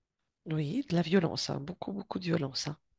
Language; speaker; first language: French; native; French